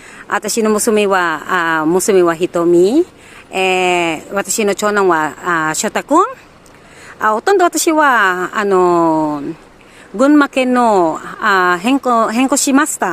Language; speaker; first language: Japanese; non-native, learner; Filipino